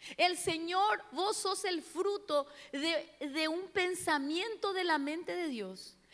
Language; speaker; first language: Spanish; non-native, local second language; Portuguese